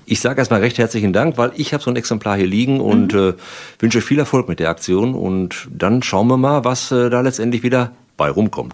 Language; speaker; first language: German; native; German